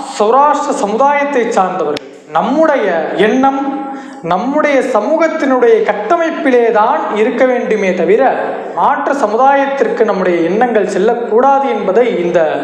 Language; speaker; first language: Tamil; non-native, local second language; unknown